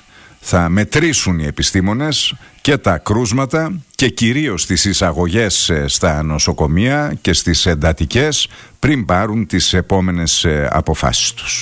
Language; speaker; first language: Greek; native; Greek